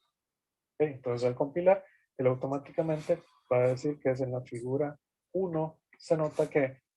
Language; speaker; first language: Spanish; native; Spanish